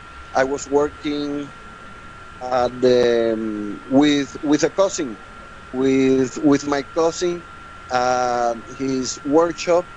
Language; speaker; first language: English; non-native, learner; Spanish